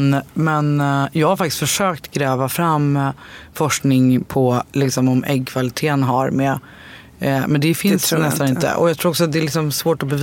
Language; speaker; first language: Swedish; native; Swedish